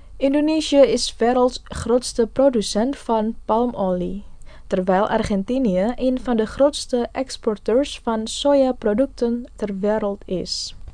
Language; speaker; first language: Dutch; non-native, fluent; Indonesian